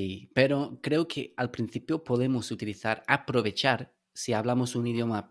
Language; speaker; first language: Spanish; non-native, fluent; English